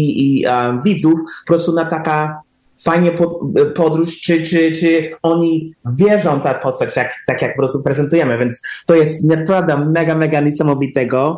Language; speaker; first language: Polish; early bilingual, heritage; English